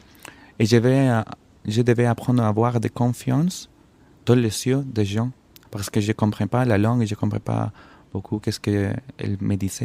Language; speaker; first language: French; non-native, fluent; Spanish